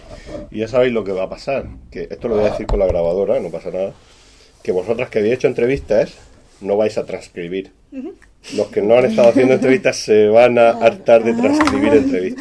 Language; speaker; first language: Spanish; native; Spanish